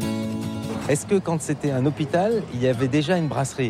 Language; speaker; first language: French; native; French